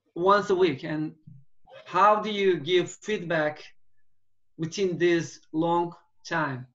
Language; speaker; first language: English; non-native, fluent; Turkish